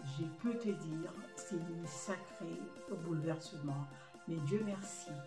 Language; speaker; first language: French; non-native, local second language; Haitian Creole